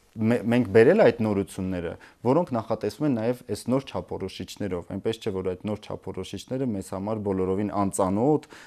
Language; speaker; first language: Armenian; native; Armenian